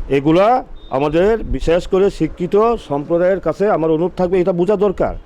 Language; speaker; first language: Bangla; non-native, local second language; Chakma